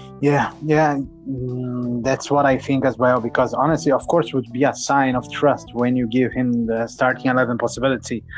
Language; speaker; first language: English; non-native, fluent; Italian